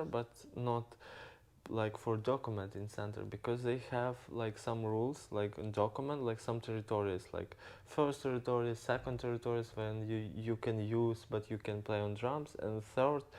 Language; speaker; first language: English; non-native, learner; Ukrainian